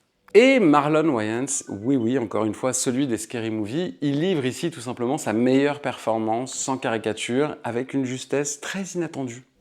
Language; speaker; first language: French; native; French